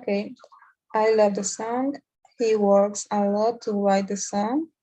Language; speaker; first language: English; non-native, learner; Spanish